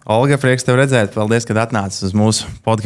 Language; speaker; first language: Latvian; native; Latvian